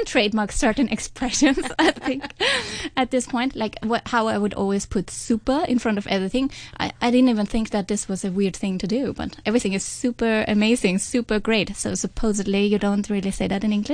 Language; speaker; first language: English; non-native, fluent; German